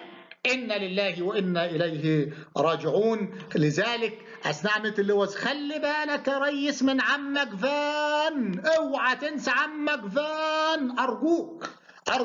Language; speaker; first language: Arabic; native; Arabic